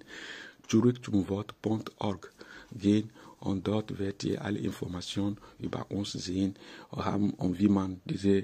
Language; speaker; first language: German; non-native, fluent; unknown